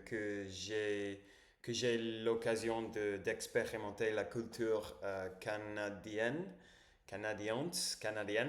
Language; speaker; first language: French; non-native, learner; English